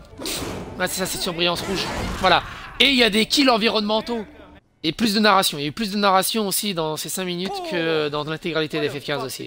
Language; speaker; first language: French; native; French